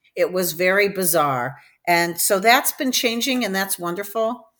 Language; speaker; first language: English; native; English